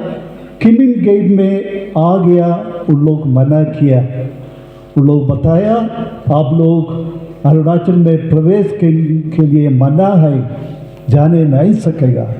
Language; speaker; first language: Hindi; non-native, local second language; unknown